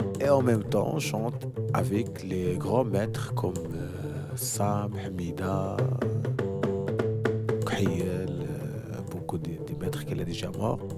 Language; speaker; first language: French; non-native, learner; Arabic